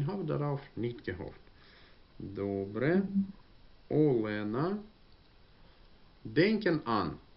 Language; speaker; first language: German; non-native, fluent; Ukrainian